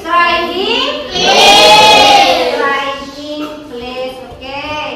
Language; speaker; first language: English; non-native, learner; Indonesian